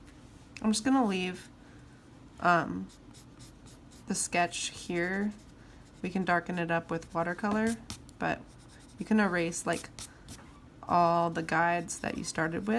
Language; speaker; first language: English; native; English